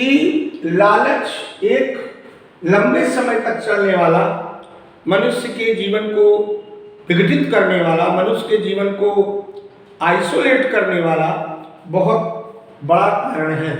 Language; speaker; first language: Hindi; native; Hindi